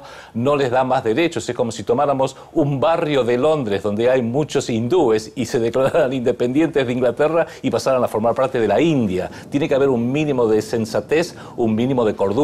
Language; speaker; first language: Spanish; native; Spanish